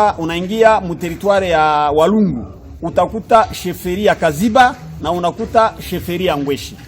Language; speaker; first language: Swahili; non-native, local second language; Kinyarwanda